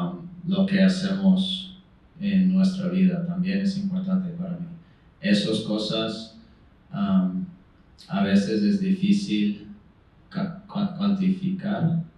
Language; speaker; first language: Spanish; non-native, fluent; English